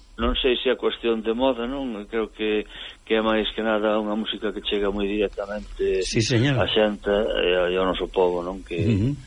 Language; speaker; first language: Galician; native; Galician